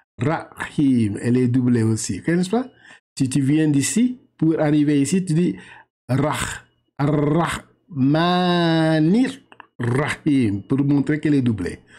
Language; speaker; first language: French; non-native, local second language; Wolof